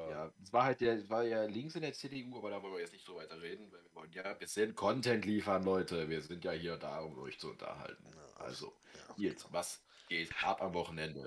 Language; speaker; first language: German; native; German